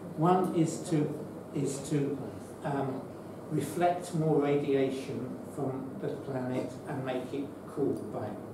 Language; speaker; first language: English; native; English